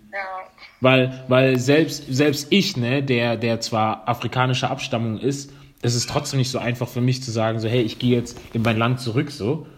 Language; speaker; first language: German; non-native, fluent; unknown